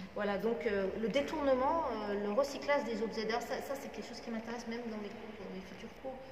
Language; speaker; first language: French; non-native, local second language; Arabic